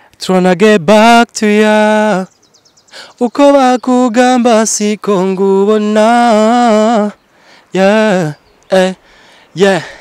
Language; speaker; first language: Kinyarwanda; native; Kinyarwanda